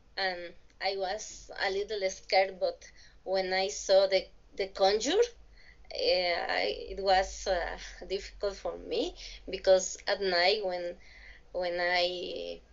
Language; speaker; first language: English; non-native, learner; Spanish